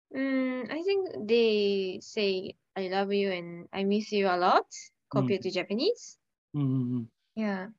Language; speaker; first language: English; non-native, learner; Japanese